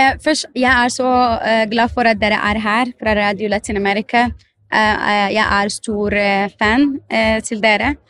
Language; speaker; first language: Norwegian; non-native, fluent; Arabic